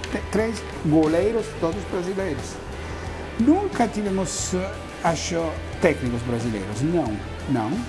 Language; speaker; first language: Portuguese; non-native, fluent; Italian